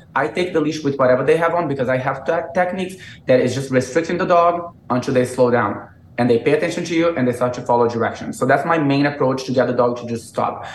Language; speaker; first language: English; non-native, fluent; Portuguese